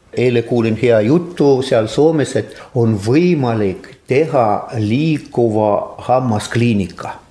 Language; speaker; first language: Estonian; non-native, local second language; Russian